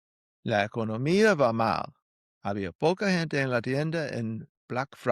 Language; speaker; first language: Spanish; non-native, fluent; English